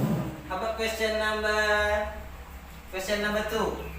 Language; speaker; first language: English; non-native, learner; Indonesian